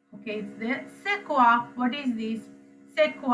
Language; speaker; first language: French; non-native, fluent; Sinhala